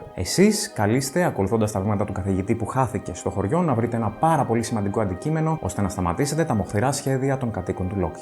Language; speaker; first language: Greek; native; Greek